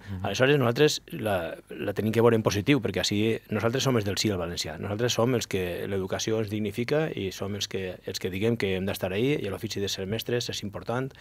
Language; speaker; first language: Catalan; native; Catalan